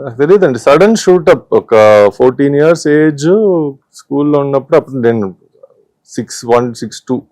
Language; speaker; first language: Telugu; native; Telugu